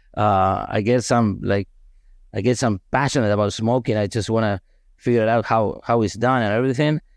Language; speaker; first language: English; non-native, fluent; Spanish